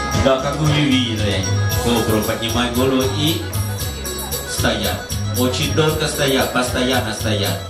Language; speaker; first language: Russian; non-native, learner; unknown